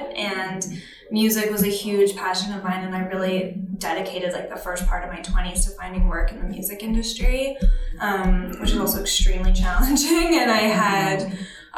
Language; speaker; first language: English; native; English